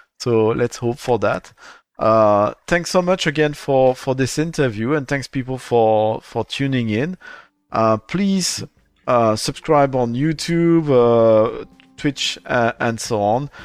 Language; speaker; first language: English; non-native, fluent; French